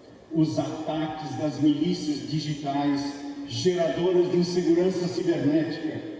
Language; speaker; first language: Portuguese; native; Portuguese